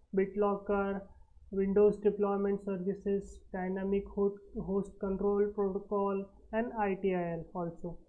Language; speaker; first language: English; non-native, local second language; Marathi